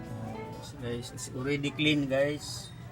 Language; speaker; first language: English; non-native, local second language; Filipino